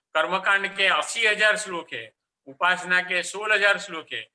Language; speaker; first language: Hindi; non-native, local second language; Gujarati